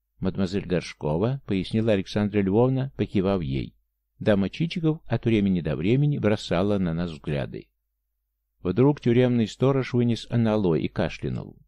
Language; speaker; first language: Russian; native; Russian